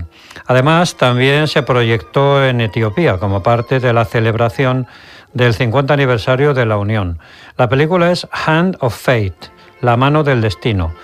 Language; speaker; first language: Spanish; native; Spanish